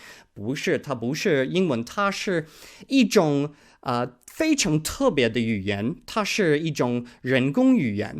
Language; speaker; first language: Chinese; non-native, learner; English